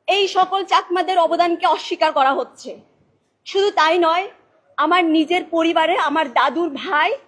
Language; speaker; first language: Bangla; non-native, local second language; Chakma